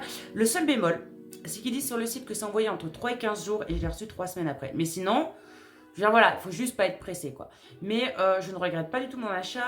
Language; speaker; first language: French; native; French